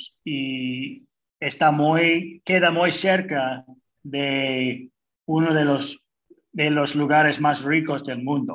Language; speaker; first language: Spanish; early bilingual, other home language; English